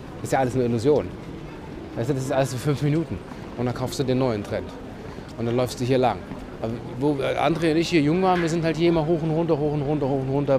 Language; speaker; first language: German; native; German